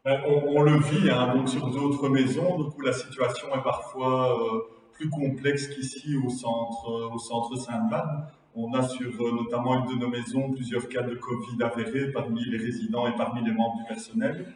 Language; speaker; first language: French; native; French